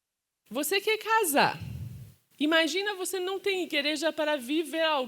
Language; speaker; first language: Portuguese; non-native, fluent; Persian